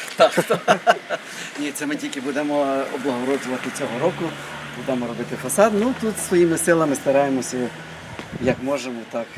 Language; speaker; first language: Ukrainian; native; Ukrainian